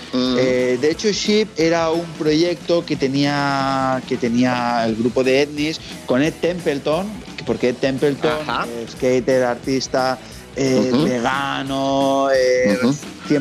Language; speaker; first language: Spanish; native; Spanish